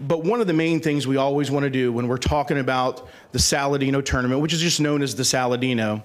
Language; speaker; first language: English; native; English